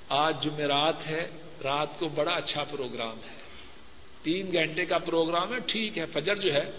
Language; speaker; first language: Urdu; non-native, local second language; Punjabi